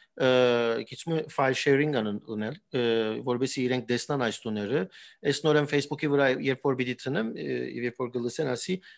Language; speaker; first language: Armenian; early bilingual, heritage; Armenian